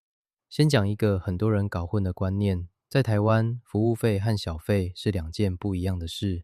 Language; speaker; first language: Chinese; native; Chinese